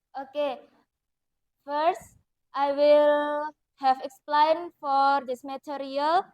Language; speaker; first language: English; non-native, learner; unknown